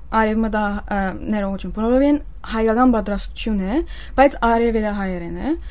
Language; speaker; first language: Armenian; early bilingual, heritage; Armenian